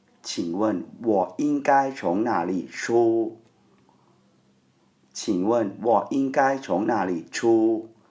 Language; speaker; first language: Chinese; non-native, fluent; Thai